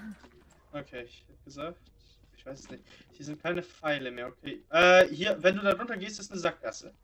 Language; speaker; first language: German; native; German